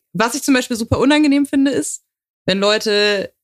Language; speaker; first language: German; native; German